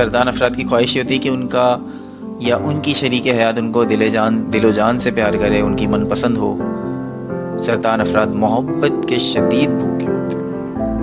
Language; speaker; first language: Urdu; native; Urdu